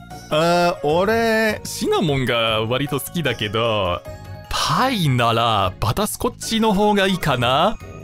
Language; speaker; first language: Japanese; non-native, fluent; English